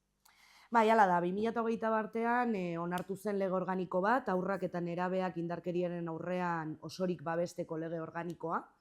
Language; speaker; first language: Basque; native; Basque